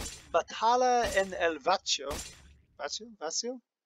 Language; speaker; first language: Spanish; non-native, learner; English